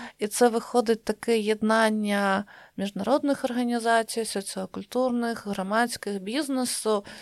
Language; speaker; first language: Ukrainian; non-native, local second language; Russian